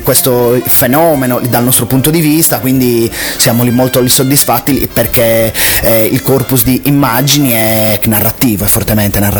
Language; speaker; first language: Italian; native; Italian